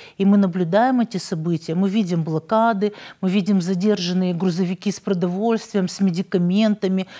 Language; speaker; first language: Russian; native; Russian